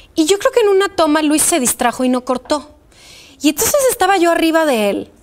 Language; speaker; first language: Spanish; early bilingual, other home language; Polish